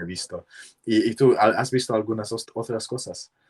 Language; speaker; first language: Spanish; non-native, learner; English